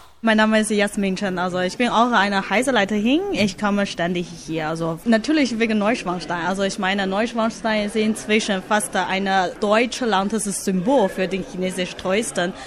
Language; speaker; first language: German; non-native, learner; Chinese